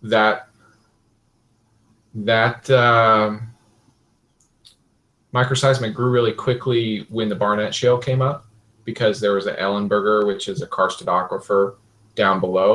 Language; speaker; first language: English; native; English